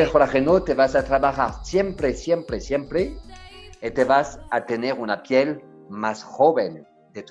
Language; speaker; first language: Spanish; non-native, learner; French